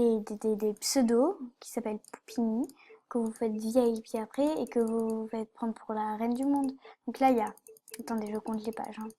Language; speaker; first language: French; native; French